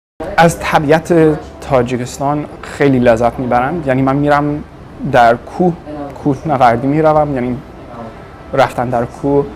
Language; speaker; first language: Persian; non-native, fluent; English